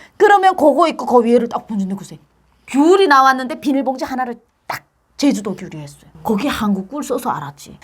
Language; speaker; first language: Korean; native; Korean